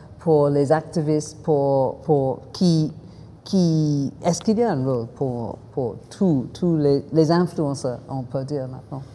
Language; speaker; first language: French; non-native, fluent; English